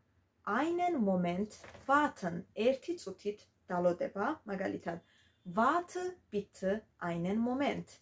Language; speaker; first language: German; non-native, fluent; Georgian